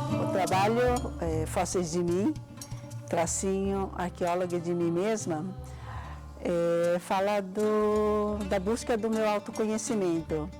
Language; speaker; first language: Portuguese; early bilingual, other home language; Cantonese